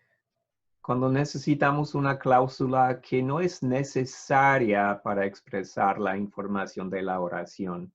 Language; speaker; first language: Spanish; non-native, fluent; English